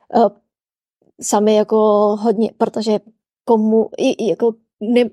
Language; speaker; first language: Czech; early bilingual, other home language; Vietnamese